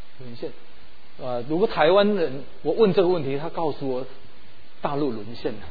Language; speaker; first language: Chinese; early bilingual, heritage; Chinese